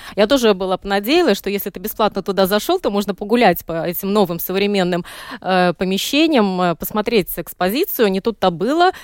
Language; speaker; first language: Russian; native; Russian